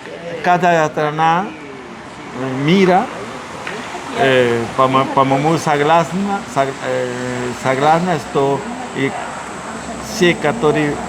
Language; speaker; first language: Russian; non-native, learner; Spanish